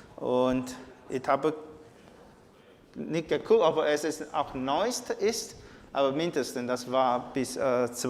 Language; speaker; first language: German; non-native, fluent; Chinese